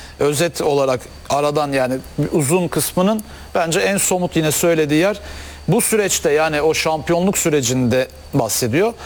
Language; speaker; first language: Turkish; native; Turkish